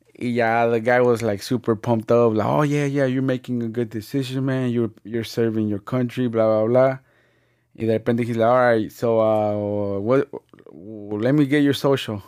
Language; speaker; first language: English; early bilingual, other home language; Spanish